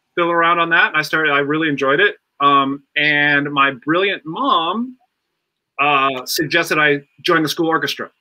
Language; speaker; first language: English; native; English